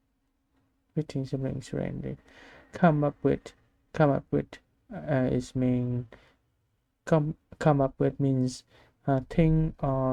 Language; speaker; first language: English; non-native, learner; Vietnamese